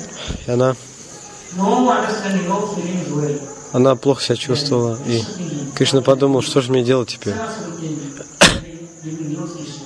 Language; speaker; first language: Russian; non-native, fluent; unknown